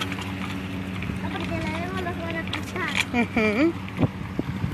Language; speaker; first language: Spanish; early bilingual, heritage; Spanish